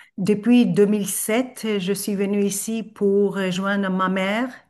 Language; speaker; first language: French; non-native, fluent; Turkish